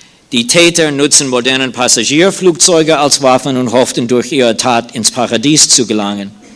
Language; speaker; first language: German; non-native, fluent; English